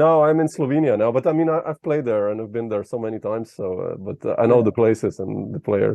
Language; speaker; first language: English; non-native, fluent; Slovenian